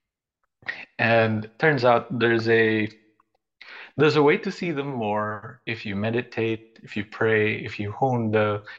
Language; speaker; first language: English; non-native, local second language; Filipino